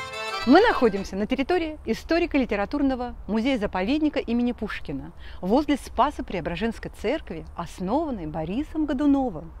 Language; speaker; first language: Russian; native; Russian